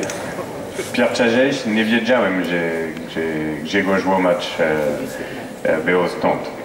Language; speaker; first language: Polish; non-native, fluent; French